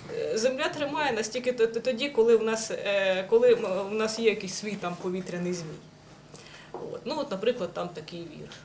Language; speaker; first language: Ukrainian; native; Ukrainian